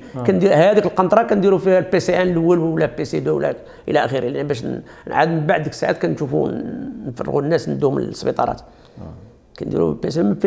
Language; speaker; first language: Arabic; native; Arabic